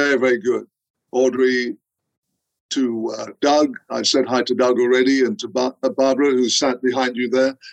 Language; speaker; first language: English; non-native, local second language; Akan